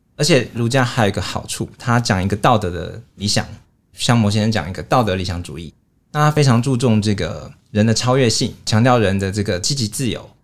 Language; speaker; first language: Chinese; native; Chinese